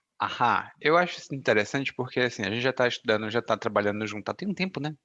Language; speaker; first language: Portuguese; native; Portuguese